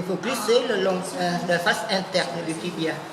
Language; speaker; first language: French; native; French